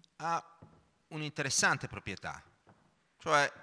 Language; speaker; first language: Italian; native; Italian